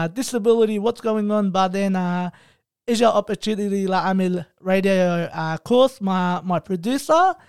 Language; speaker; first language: English; early bilingual, other home language; Arabic